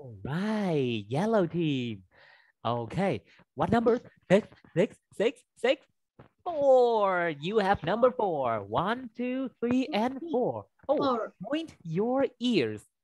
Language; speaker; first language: English; non-native, fluent; Vietnamese